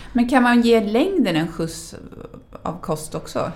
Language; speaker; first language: Swedish; native; Swedish